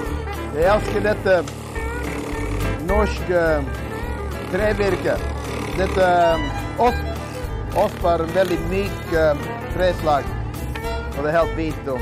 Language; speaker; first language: Swedish; non-native, fluent; English